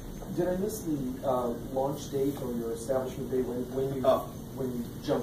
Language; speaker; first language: English; native; English